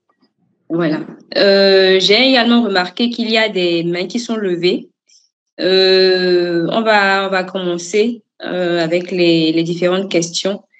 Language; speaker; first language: French; native; French